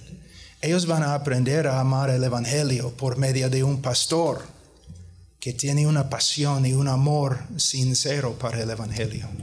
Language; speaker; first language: Spanish; non-native, fluent; English